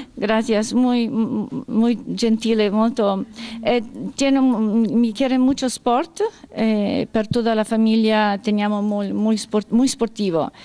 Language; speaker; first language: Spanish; non-native, learner; Italian